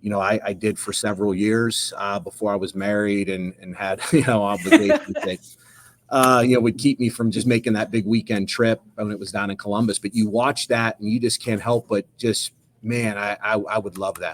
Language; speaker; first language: English; native; English